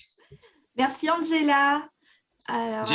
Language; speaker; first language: French; native; French